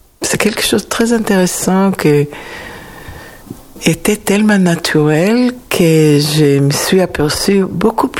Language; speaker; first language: French; non-native, fluent; Hebrew